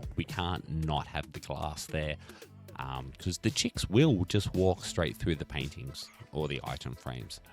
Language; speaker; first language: English; native; English